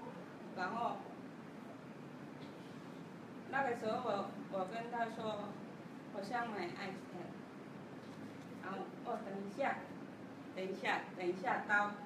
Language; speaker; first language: Chinese; non-native, learner; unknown